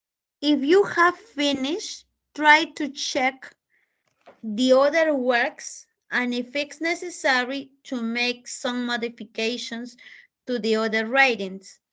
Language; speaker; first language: English; non-native, fluent; Spanish